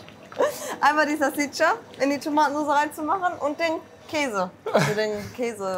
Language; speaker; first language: German; native; German